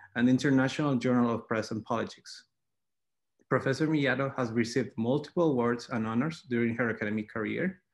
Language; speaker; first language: English; non-native, fluent; Spanish